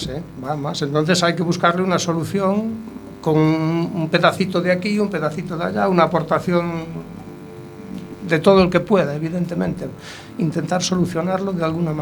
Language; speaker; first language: Spanish; native; Spanish